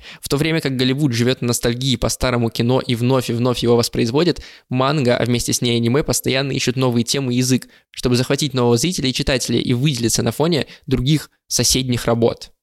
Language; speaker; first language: Russian; native; Russian